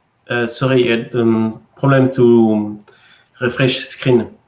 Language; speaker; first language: English; non-native, learner; French